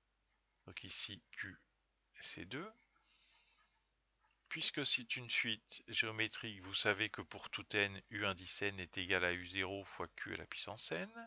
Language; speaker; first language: French; native; French